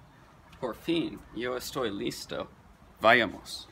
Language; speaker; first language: Spanish; non-native, learner; English